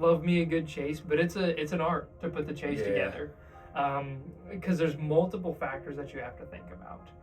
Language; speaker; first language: English; native; English